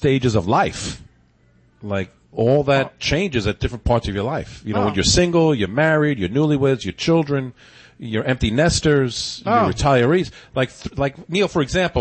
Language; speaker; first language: English; native; English